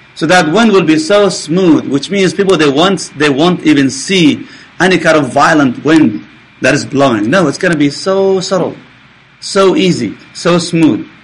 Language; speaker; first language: English; non-native, fluent; Arabic